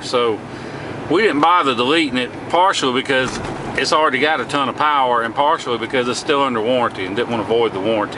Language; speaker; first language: English; native; English